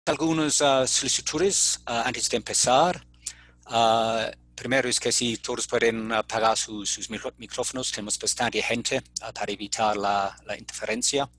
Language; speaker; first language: Spanish; non-native, fluent; English